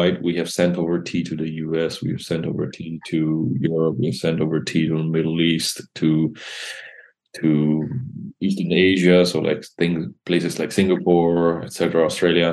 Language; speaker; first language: English; non-native, local second language; Assamese